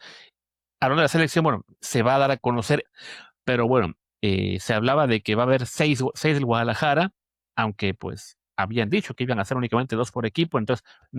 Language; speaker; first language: Spanish; native; Spanish